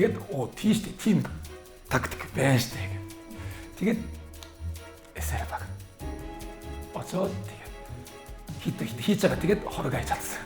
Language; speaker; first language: Mongolian; non-native, learner; Korean